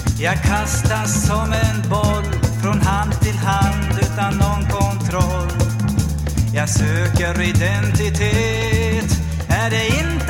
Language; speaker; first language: Swedish; native; Swedish